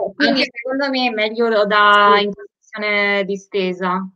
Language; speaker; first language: Italian; native; Italian